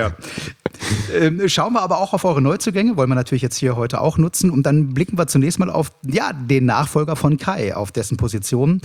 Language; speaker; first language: German; native; German